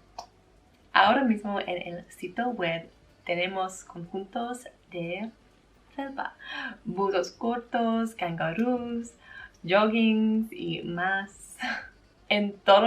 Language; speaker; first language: Spanish; non-native, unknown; English